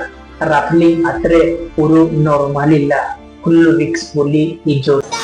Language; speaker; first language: Malayalam; non-native, learner; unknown